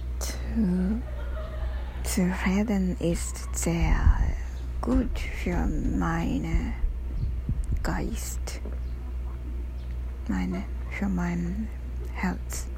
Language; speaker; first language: German; non-native, learner; Japanese